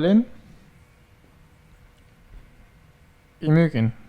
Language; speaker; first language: German; non-native, fluent; Spanish